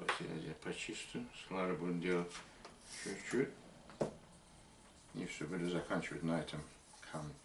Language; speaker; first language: Russian; non-native, learner; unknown